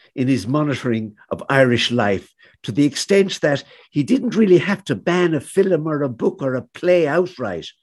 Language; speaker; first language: English; native; English